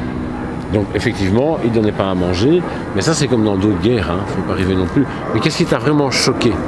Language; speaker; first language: French; native; French